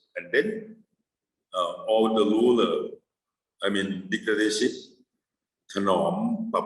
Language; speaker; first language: English; non-native, fluent; Thai